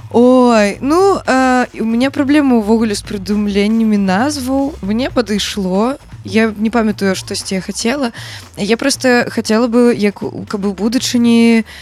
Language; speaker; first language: Belarusian; native; Belarusian